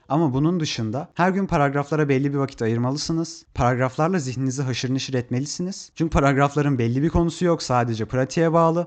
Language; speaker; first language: Turkish; native; Turkish